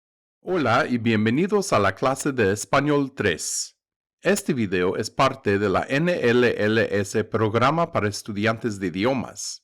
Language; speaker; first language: Spanish; non-native, fluent; English